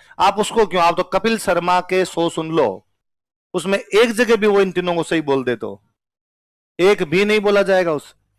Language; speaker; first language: Hindi; non-native, local second language; Punjabi